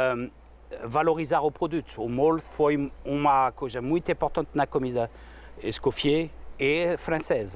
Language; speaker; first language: Portuguese; non-native, fluent; French